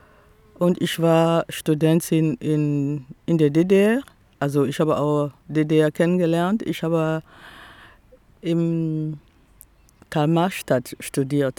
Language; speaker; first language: German; non-native, fluent; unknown